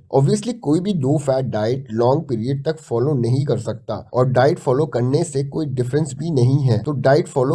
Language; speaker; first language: Hindi; native; Hindi